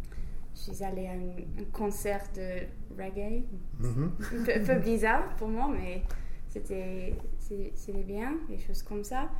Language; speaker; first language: French; non-native, fluent; English